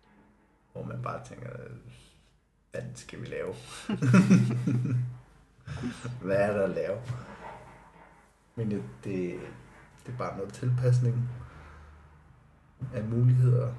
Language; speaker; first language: Danish; non-native, local second language; Kalaallisut